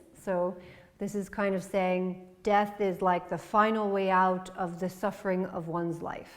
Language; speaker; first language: English; native; English